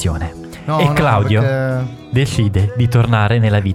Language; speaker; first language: Italian; native; Italian